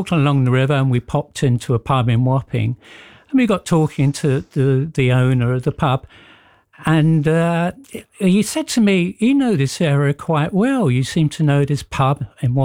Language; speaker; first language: English; native; English